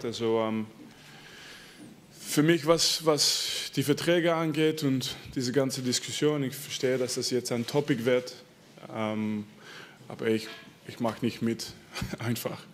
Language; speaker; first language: German; non-native, fluent; French